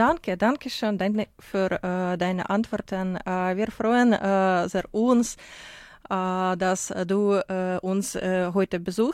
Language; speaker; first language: German; non-native, learner; Ukrainian